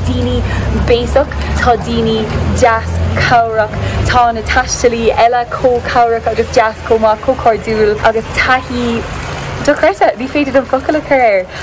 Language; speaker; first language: Irish; non-native, local second language; English